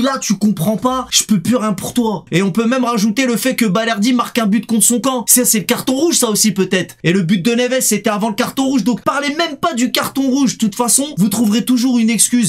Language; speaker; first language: French; native; French